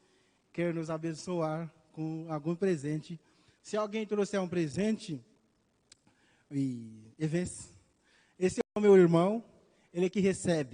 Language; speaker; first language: Portuguese; non-native, fluent; Haitian Creole